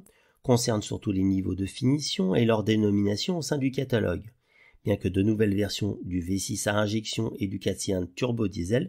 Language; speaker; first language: French; native; French